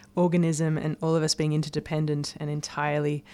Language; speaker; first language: English; native; English